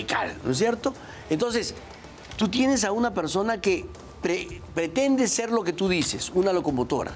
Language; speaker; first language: Spanish; native; Spanish